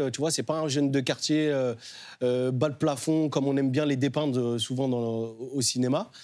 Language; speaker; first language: French; native; French